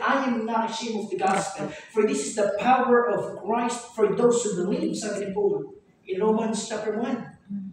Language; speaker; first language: English; non-native, local second language; Filipino